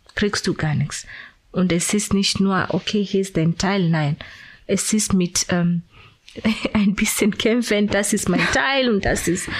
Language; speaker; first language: German; non-native, fluent; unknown